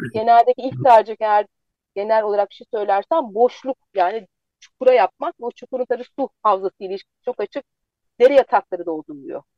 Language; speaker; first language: Turkish; native; Turkish